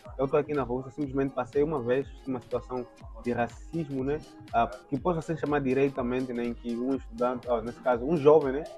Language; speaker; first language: Portuguese; native; Portuguese